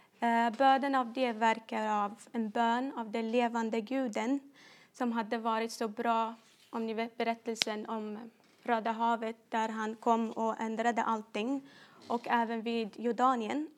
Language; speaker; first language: Swedish; non-native, fluent; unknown